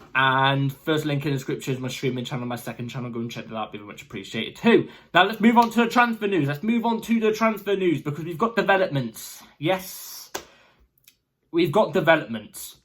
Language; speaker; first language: English; native; English